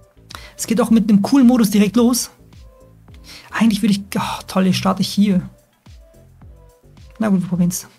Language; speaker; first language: German; native; German